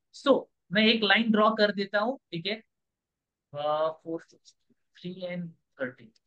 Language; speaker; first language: Hindi; non-native, local second language; Marathi